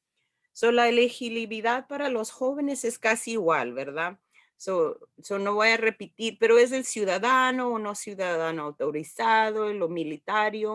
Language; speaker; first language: Spanish; early bilingual, heritage; Spanish